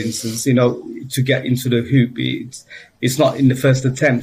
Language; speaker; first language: English; native; English